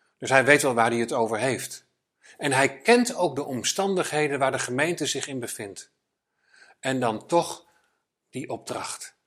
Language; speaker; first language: Dutch; native; Dutch